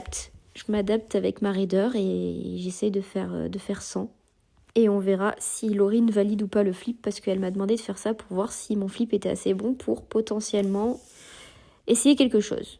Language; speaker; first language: French; native; French